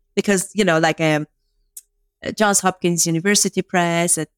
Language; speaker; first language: English; non-native, fluent; Persian